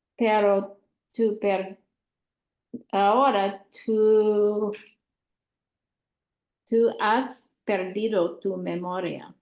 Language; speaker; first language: Spanish; non-native, learner; English